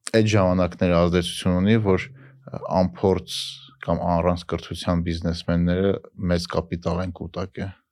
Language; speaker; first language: Armenian; native; Armenian